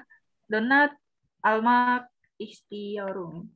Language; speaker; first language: Turkish; non-native, learner; Indonesian